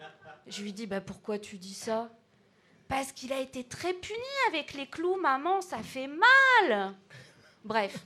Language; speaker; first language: French; native; French